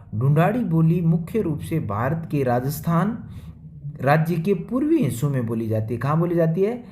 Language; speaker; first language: Hindi; native; Hindi